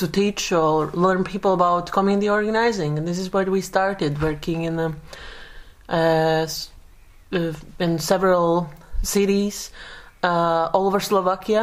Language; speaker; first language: English; non-native, fluent; Slovak